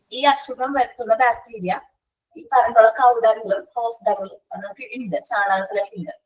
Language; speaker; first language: Malayalam; native; Malayalam